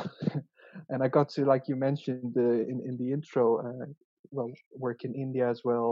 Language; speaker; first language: English; non-native, local second language; Dutch